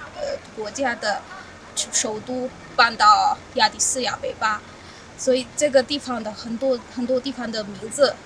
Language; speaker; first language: Chinese; non-native, learner; Amharic